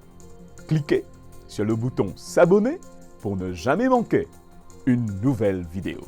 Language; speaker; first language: French; native; French